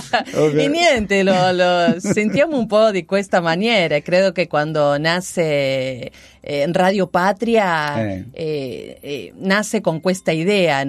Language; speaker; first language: Italian; non-native, learner; Spanish